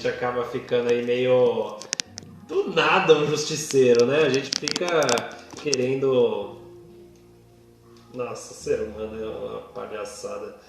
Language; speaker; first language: Portuguese; native; Portuguese